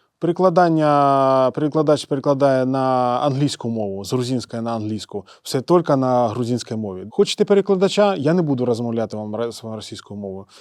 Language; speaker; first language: Ukrainian; non-native, local second language; Russian